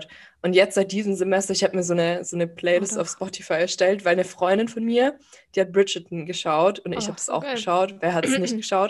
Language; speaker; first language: German; native; German